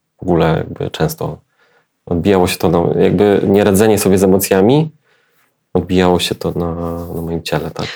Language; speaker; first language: Polish; native; Polish